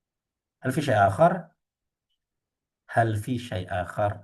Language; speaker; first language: Arabic; non-native, fluent; Indonesian